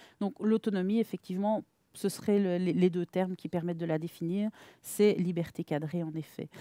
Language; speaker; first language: French; native; French